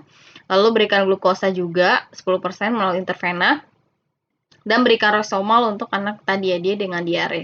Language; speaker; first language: Indonesian; native; Indonesian